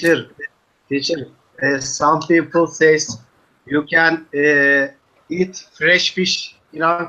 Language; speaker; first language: English; non-native, learner; Turkish